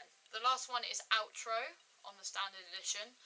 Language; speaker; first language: English; native; English